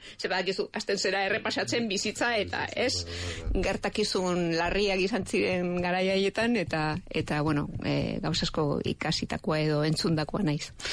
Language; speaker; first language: Basque; native; Basque